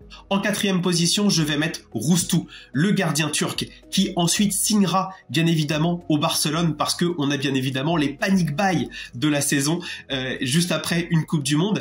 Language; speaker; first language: French; native; French